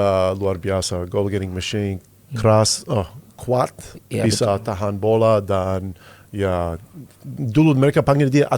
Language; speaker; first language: Indonesian; non-native, fluent; English